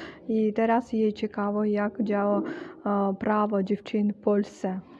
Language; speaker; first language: Polish; non-native, fluent; Kyrgyz